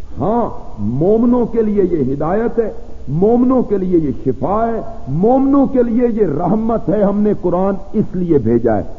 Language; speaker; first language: Urdu; non-native, local second language; Punjabi